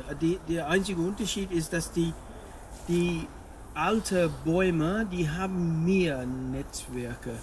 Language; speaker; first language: German; non-native, fluent; English